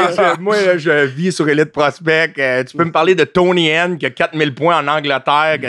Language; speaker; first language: French; native; French